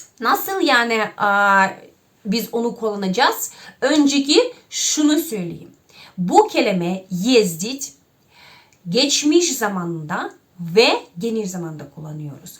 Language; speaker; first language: Turkish; non-native, fluent; Russian